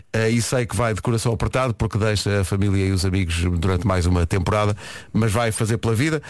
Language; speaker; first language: Portuguese; native; Portuguese